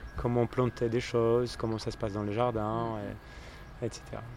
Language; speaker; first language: French; non-native, fluent; Polish